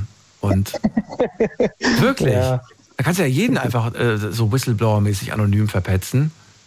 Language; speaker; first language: German; native; German